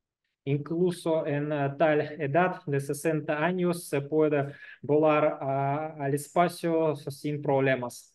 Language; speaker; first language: Spanish; non-native, learner; Russian